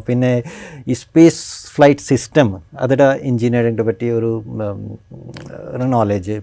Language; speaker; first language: Malayalam; non-native, fluent; Bangla